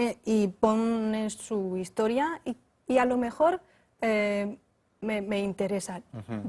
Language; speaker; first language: Spanish; non-native, fluent; Chinese